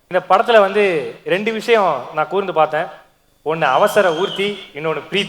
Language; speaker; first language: Tamil; native; Tamil